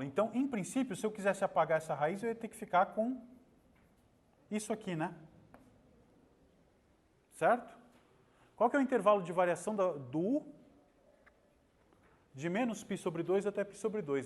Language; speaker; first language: Portuguese; native; Portuguese